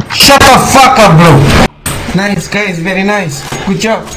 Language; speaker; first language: English; non-native, fluent; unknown